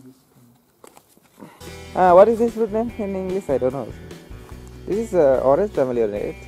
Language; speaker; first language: English; non-native, learner; Indonesian